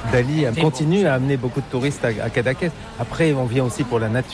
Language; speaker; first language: French; native; French